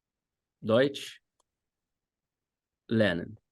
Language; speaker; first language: German; non-native, fluent; Portuguese